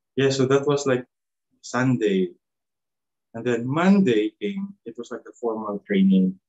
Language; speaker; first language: English; non-native, local second language; Cebuano